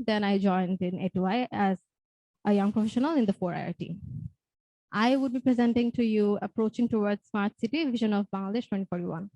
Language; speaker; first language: English; non-native, local second language; Bangla